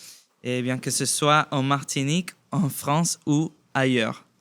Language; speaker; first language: French; non-native, fluent; Spanish